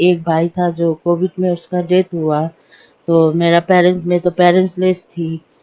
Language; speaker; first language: Hindi; non-native, local second language; Nepali